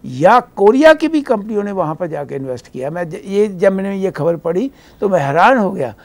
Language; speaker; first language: Hindi; native; Hindi